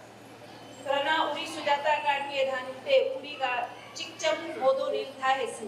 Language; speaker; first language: Korean; non-native, learner; Hindi